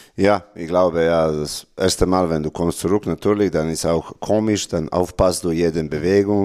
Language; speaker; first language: German; non-native, learner; Serbian